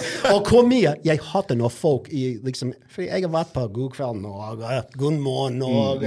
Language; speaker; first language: Norwegian; non-native, fluent; English